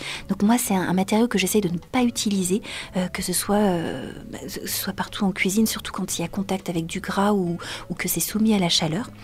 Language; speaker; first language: French; native; French